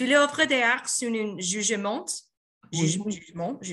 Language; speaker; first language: French; non-native, learner; Spanish